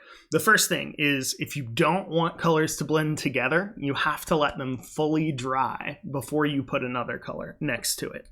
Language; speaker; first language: English; native; English